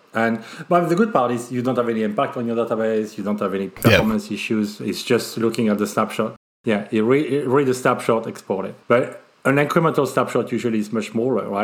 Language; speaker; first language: English; non-native, fluent; French